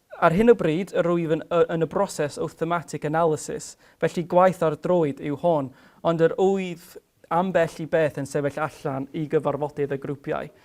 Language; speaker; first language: Welsh; non-native, fluent; English